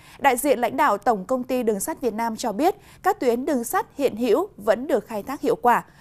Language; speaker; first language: Vietnamese; native; Vietnamese